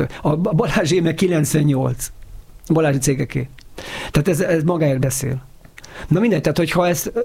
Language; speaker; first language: Hungarian; native; Hungarian